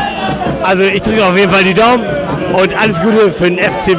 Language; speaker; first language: German; native; German